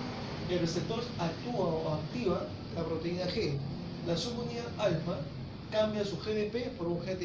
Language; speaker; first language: Spanish; native; Spanish